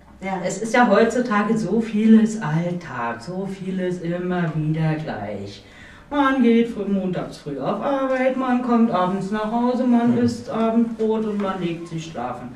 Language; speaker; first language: German; native; German